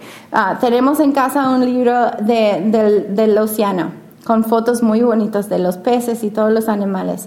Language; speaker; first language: Spanish; non-native, fluent; English